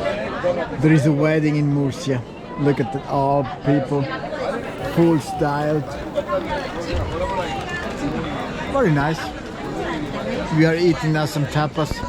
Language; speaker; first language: English; non-native, learner; Italian